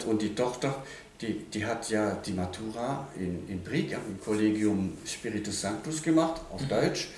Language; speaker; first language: German; non-native, local second language; Swiss German